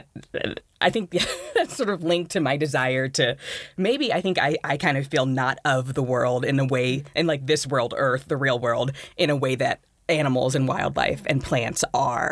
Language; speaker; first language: English; native; English